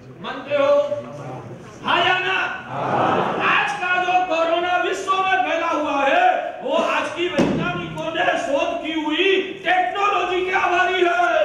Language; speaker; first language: Hindi; non-native, local second language; Gujarati